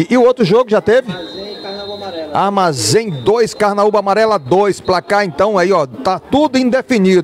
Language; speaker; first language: Portuguese; native; Portuguese